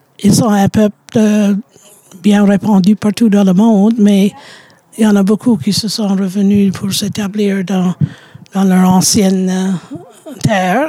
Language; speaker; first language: French; native; French